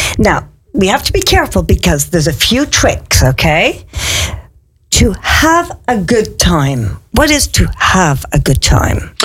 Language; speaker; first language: English; native; English